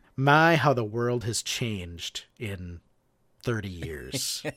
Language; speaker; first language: English; native; English